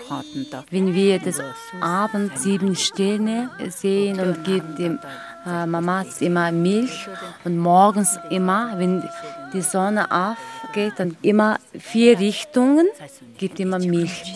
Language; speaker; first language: German; non-native, learner; Mongolian